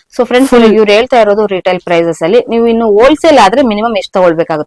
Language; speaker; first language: Kannada; native; Kannada